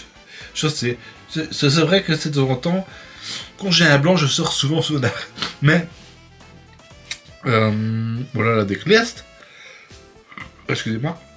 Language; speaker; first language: French; native; French